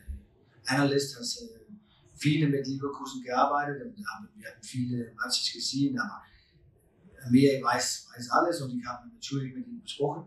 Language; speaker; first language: German; non-native, learner; Danish